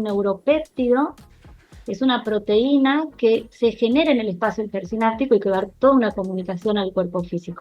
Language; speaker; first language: Spanish; native; Spanish